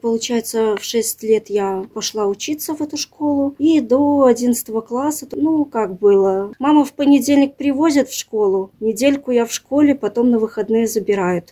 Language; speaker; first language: Russian; native; Russian